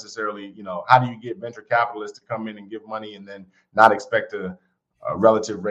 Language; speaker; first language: English; native; English